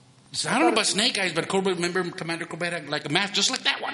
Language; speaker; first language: English; early bilingual, other home language; Spanish